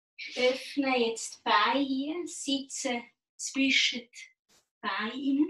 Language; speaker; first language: German; native; German